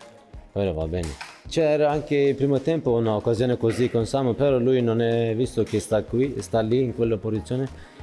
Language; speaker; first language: Italian; non-native, fluent; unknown